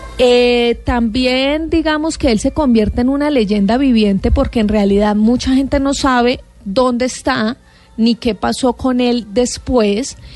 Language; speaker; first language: Spanish; native; Spanish